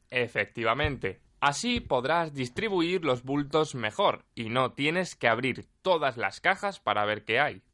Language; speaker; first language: Spanish; native; Spanish